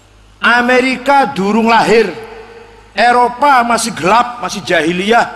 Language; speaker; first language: Indonesian; native; Indonesian